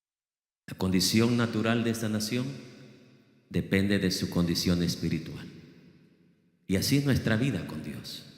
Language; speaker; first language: Spanish; native; Spanish